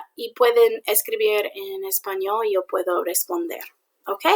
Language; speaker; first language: Spanish; non-native, learner; English